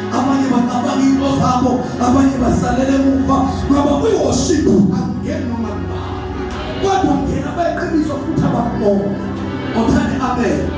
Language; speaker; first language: Zulu; non-native, local second language; Xhosa